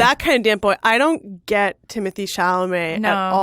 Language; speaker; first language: English; native; English